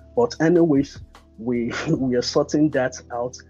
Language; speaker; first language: English; non-native, local second language; Yoruba